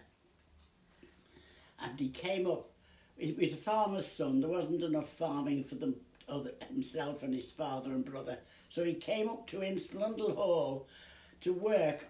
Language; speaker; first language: English; native; English